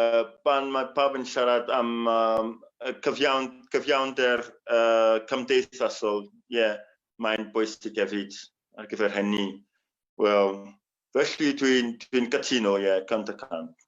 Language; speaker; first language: Welsh; non-native, fluent; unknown